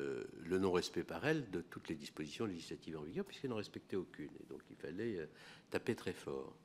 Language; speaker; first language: French; native; French